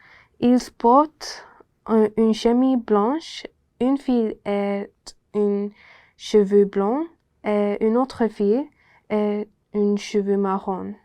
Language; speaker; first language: French; non-native, learner; English